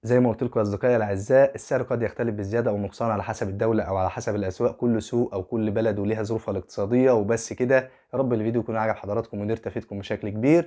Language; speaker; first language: Arabic; native; Arabic